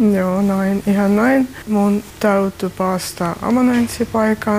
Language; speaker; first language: Finnish; non-native, learner; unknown